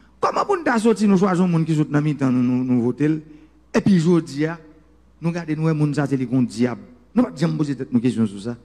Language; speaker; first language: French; non-native, local second language; Haitian Creole